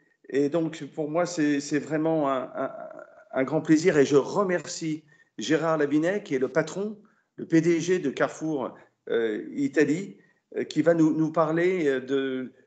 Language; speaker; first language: French; native; French